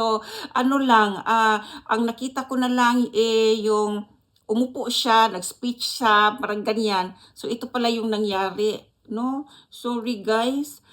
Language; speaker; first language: Filipino; non-native, local second language; Cebuano